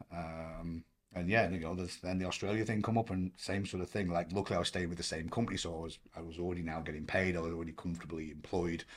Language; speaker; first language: English; native; English